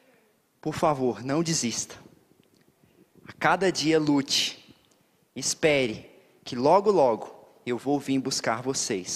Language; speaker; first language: Portuguese; native; Portuguese